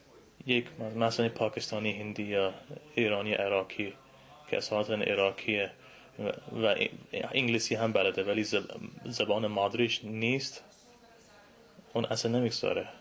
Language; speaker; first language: Persian; non-native, fluent; English